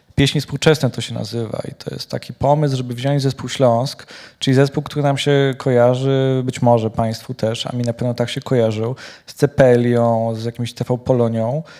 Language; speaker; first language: Polish; native; Polish